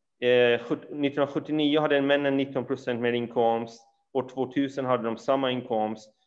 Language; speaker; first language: Swedish; early bilingual, other home language; Persian